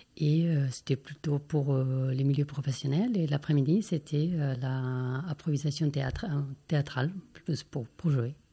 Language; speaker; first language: French; non-native, fluent; Spanish